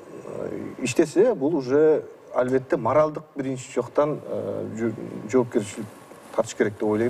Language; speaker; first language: Kyrgyz; native; Kyrgyz